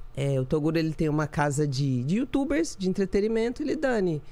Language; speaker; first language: Portuguese; native; Portuguese